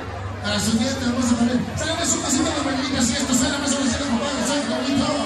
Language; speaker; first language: Spanish; native; Spanish